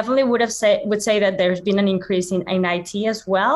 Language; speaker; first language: English; non-native, fluent; Spanish